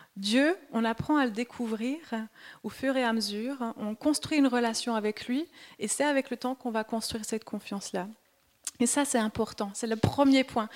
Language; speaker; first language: French; native; French